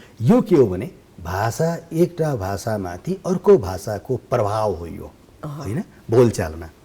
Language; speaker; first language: Nepali; non-native, local second language; Bhojpuri